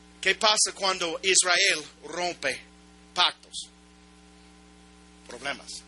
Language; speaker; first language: Spanish; non-native, learner; English